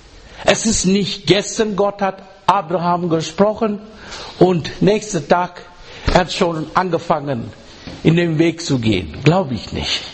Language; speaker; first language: German; non-native, learner; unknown